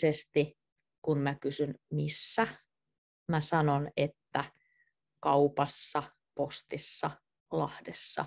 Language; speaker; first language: Finnish; native; Finnish